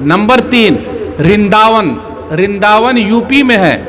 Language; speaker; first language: Hindi; native; Hindi